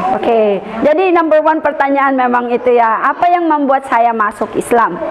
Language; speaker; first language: Indonesian; non-native, fluent; Filipino